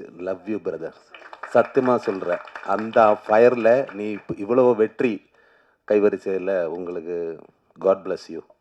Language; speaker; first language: Tamil; non-native, learner; Malayalam